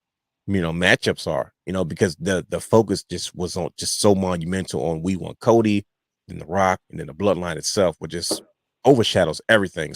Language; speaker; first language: English; native; English